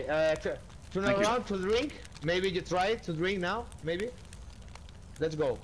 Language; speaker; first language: English; non-native, learner; Spanish